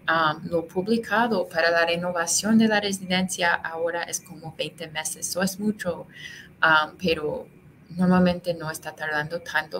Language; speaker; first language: Spanish; non-native, fluent; English